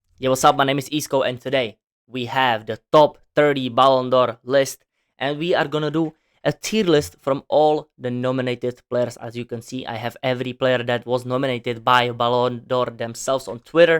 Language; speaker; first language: English; non-native, fluent; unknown